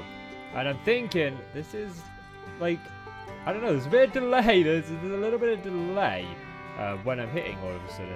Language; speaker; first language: English; native; English